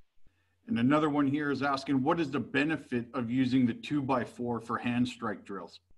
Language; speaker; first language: English; native; English